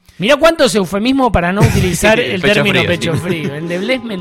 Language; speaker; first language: Spanish; native; Spanish